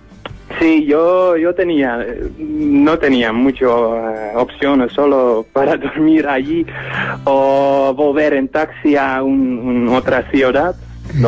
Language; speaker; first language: Spanish; non-native, learner; Dutch